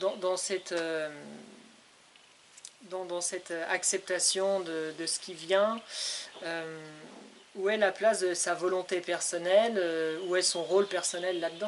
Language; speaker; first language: French; native; French